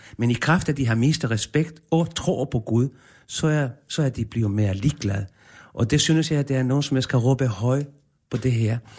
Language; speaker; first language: Danish; non-native, fluent; Spanish